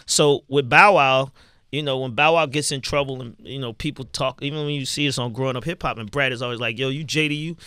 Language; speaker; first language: English; native; English